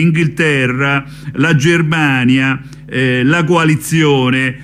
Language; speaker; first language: Italian; native; Italian